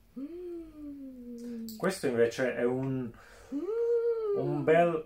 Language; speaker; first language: Italian; native; Italian